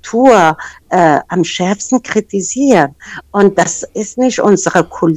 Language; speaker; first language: German; non-native, fluent; Persian